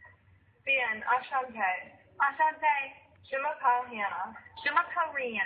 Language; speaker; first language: French; non-native, learner; English